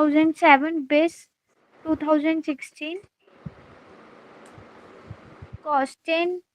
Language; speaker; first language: German; non-native, learner; Hindi